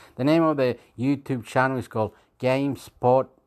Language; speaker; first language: English; non-native, fluent; Spanish